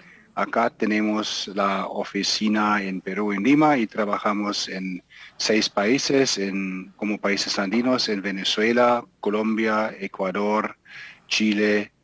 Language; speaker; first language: Spanish; non-native, fluent; German